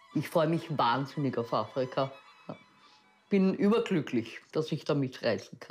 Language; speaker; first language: German; native; German